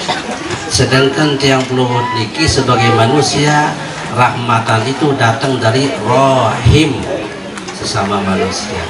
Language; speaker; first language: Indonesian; non-native, local second language; Sasak